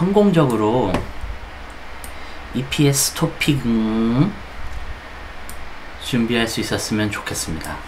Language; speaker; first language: Korean; non-native, local second language; Indonesian